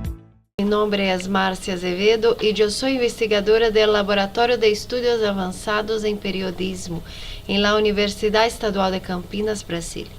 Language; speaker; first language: Spanish; non-native, fluent; Portuguese